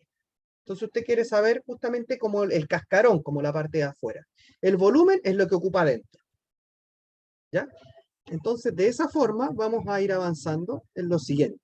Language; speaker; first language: Spanish; native; Spanish